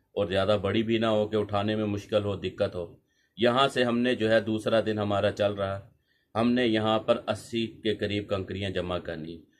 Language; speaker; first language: Urdu; non-native, local second language; Punjabi